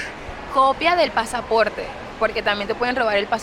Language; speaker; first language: Spanish; native; Spanish